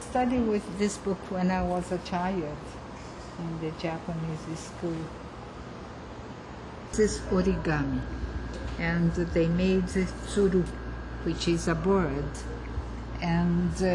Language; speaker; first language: English; non-native, fluent; Portuguese